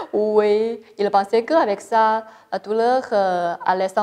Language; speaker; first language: French; non-native, fluent; Chinese